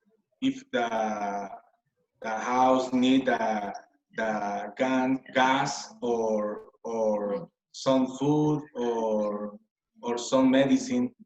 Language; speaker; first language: English; non-native, learner; Spanish